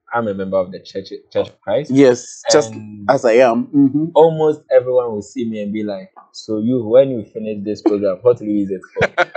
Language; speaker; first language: English; non-native, local second language; Akan